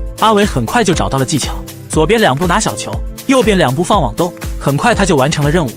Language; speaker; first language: Chinese; native; Chinese